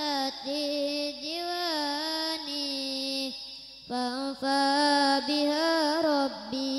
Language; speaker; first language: Arabic; non-native, learner; Indonesian